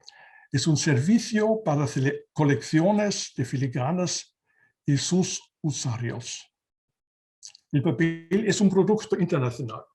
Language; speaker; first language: Spanish; non-native, learner; German